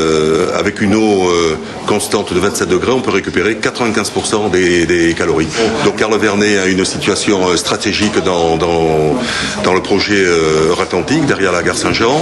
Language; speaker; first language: French; native; French